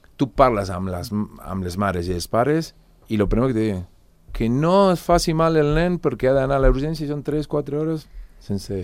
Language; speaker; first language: Catalan; non-native, fluent; Spanish